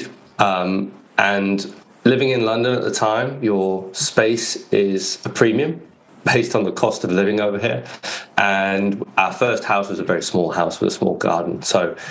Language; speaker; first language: English; native; English